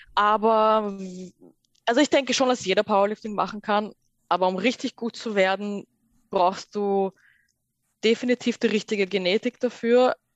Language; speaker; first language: German; early bilingual, other home language; Persian